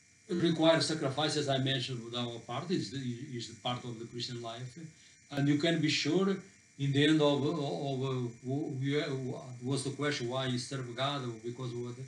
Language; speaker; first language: English; non-native, fluent; Portuguese